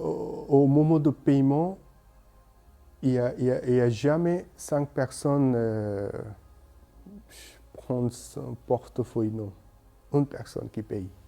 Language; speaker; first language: French; non-native, learner; Bangla